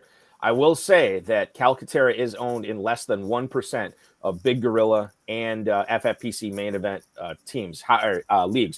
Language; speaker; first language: English; native; English